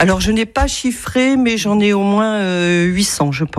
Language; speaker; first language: French; native; French